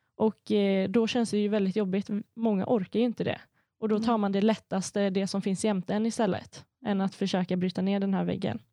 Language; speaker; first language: Swedish; native; Swedish